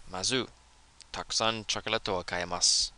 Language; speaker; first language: Japanese; non-native, learner; English